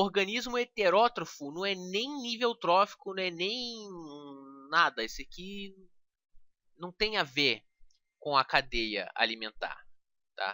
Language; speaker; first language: Portuguese; native; Portuguese